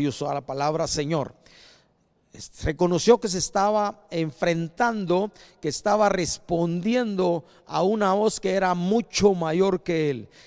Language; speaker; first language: Spanish; native; Spanish